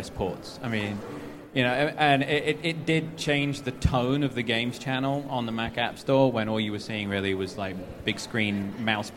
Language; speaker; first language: English; native; English